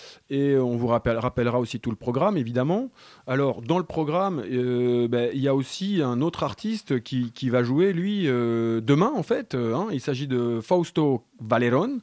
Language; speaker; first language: French; native; French